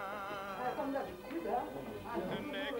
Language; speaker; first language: French; non-native, learner; Serbian